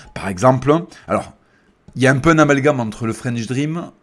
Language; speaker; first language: French; native; French